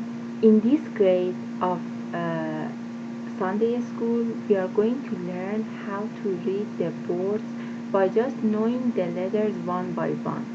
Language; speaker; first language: English; non-native, fluent; Persian